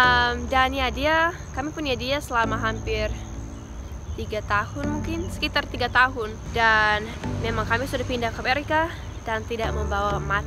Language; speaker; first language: Indonesian; non-native, fluent; English